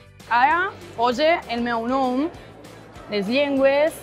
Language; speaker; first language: Catalan; non-native, fluent; Italian